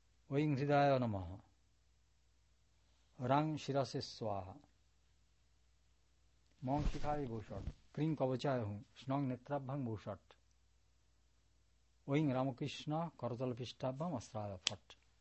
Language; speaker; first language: Japanese; non-native, learner; Bangla